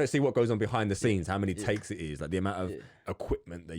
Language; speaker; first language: English; native; English